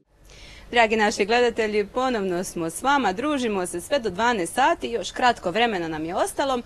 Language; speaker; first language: Croatian; native; Croatian